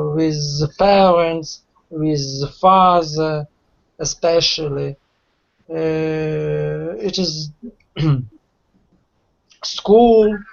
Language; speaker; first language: English; non-native, learner; Russian